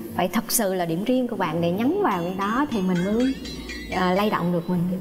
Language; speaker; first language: Vietnamese; native; Vietnamese